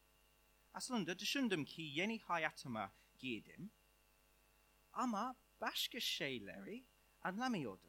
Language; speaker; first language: Turkish; non-native, fluent; English